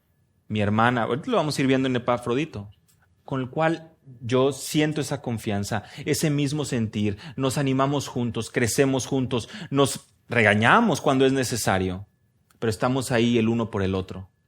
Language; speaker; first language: Spanish; native; Spanish